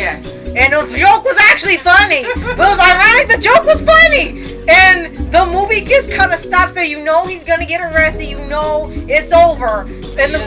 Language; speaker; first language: English; native; English